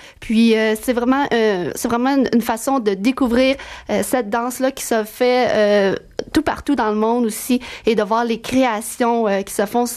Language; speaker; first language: French; native; French